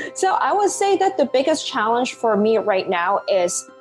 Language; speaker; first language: English; non-native, local second language; Cantonese